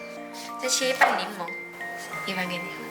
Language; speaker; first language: Chinese; native; Chinese